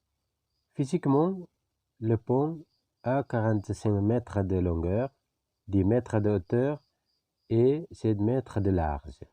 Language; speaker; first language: French; non-native, fluent; Indonesian